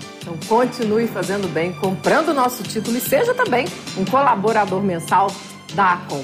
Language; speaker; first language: Portuguese; native; Portuguese